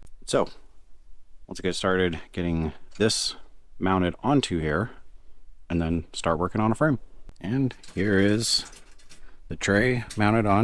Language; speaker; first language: English; native; English